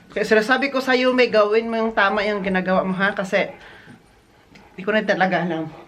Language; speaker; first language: Filipino; non-native, local second language; Cebuano